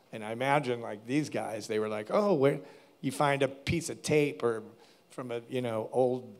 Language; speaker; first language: English; native; English